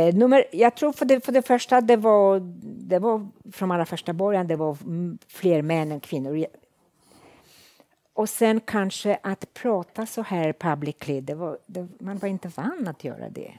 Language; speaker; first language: Swedish; non-native, fluent; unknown